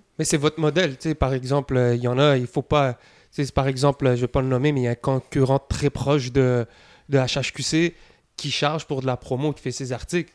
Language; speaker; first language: French; native; French